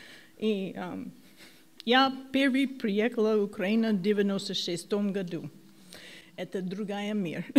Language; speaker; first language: Russian; non-native, learner; English